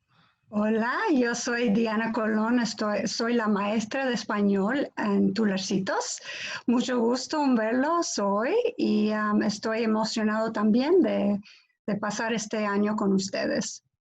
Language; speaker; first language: Spanish; non-native, fluent; English